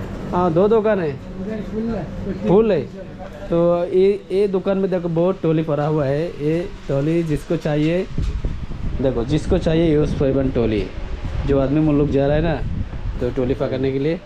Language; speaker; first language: Hindi; non-native, learner; Bangla